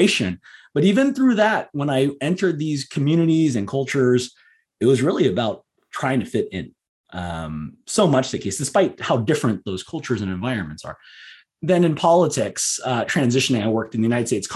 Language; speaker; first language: English; native; English